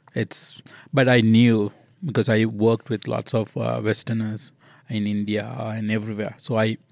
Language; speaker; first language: English; non-native, local second language; Sinhala